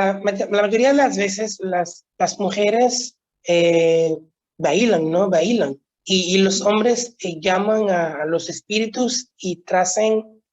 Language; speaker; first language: Spanish; non-native, local second language; Haitian Creole